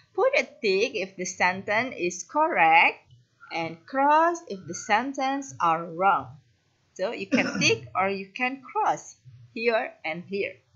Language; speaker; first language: English; non-native, fluent; Indonesian